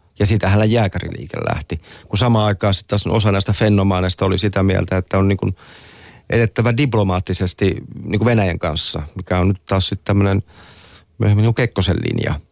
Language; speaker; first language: Finnish; native; Finnish